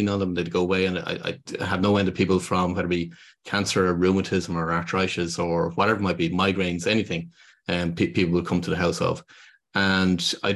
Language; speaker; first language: English; native; English